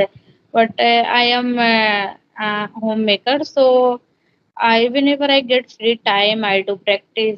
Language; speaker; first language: English; non-native, learner; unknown